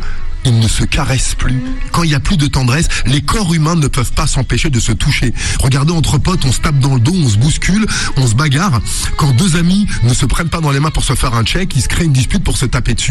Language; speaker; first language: French; native; French